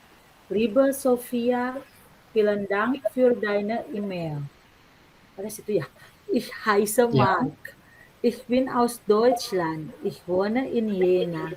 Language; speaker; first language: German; non-native, learner; Indonesian